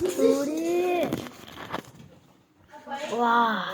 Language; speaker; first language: Russian; non-native, local second language; Kazakh